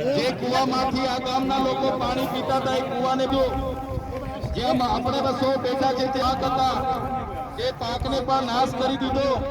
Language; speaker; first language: Gujarati; non-native, local second language; Vasavi